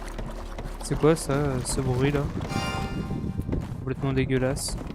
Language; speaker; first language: French; native; French